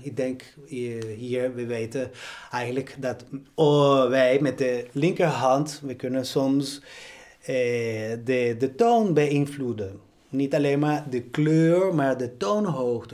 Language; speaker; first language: Dutch; non-native, fluent; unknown